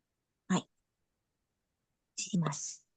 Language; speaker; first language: Japanese; non-native, learner; Indonesian